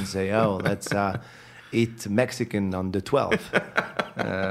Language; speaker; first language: English; non-native, fluent; Arabic